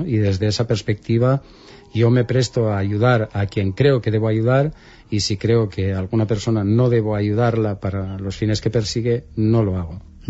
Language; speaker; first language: Spanish; native; Spanish